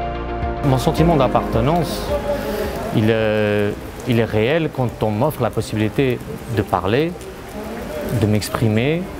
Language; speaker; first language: French; non-native, fluent; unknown